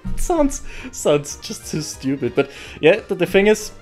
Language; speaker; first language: English; non-native, fluent; German